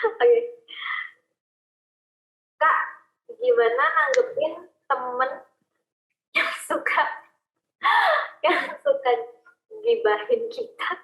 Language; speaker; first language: Indonesian; native; Indonesian